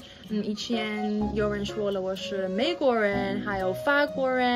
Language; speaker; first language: Chinese; non-native, learner; English